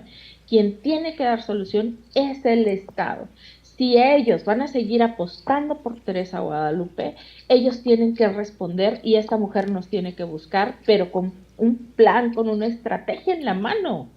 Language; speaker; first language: Spanish; native; Spanish